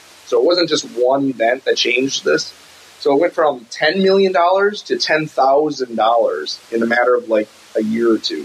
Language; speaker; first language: English; native; English